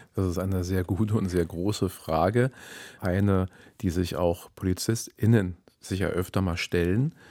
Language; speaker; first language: German; native; German